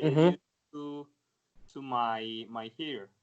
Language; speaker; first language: English; non-native, learner; Spanish